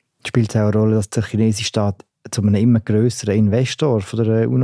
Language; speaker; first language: German; native; German